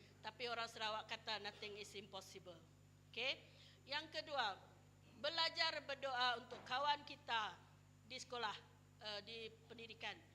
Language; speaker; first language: Malay; non-native, local second language; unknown